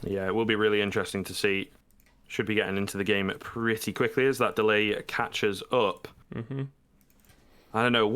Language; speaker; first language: English; native; English